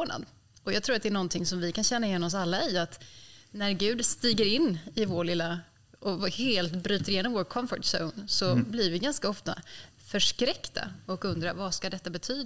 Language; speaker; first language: Swedish; native; Swedish